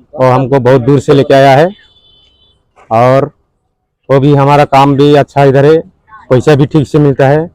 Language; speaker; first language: Hindi; non-native, local second language; Odia